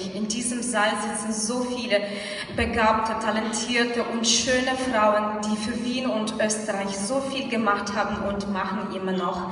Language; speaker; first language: German; non-native, fluent; Russian